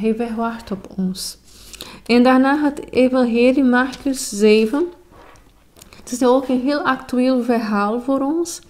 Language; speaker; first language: Dutch; non-native, fluent; Portuguese